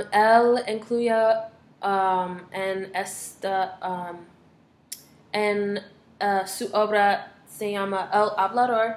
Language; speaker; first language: Spanish; non-native, learner; English